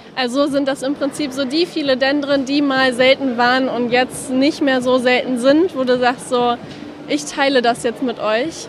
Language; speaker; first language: German; native; German